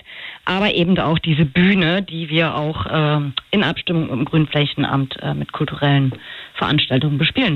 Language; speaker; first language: German; native; German